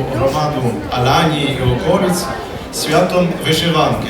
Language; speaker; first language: Ukrainian; early bilingual, heritage; Ukrainian